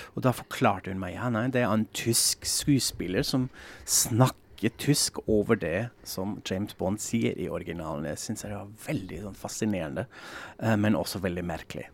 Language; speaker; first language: Norwegian; non-native, fluent; German